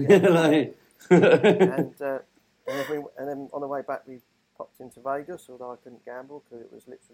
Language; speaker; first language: English; native; English